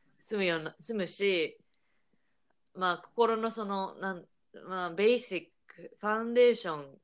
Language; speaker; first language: Japanese; native; Japanese